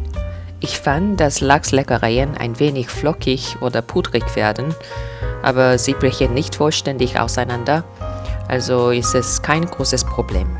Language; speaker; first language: German; non-native, fluent; Korean